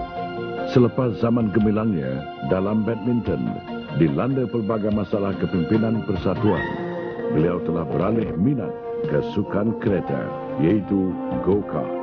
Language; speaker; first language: Malay; native; Malay